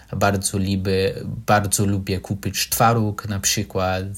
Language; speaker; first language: Polish; non-native, fluent; English